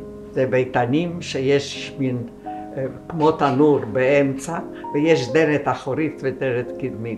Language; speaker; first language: Hebrew; non-native, fluent; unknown